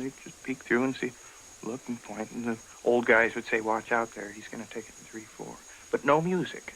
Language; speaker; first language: English; native; English